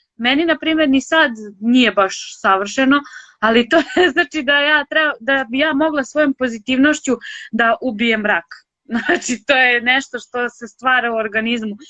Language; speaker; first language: Bosnian; native; Bosnian